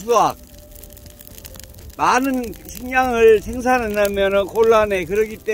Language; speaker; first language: Korean; native; Korean